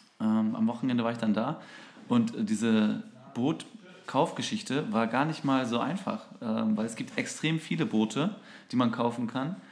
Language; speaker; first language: German; early bilingual, other home language; Turkish